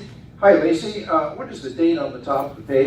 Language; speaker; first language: English; native; English